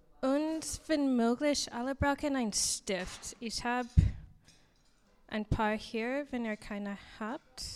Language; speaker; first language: German; non-native, learner; English